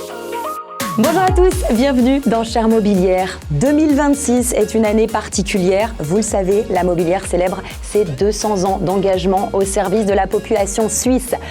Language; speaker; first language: French; native; French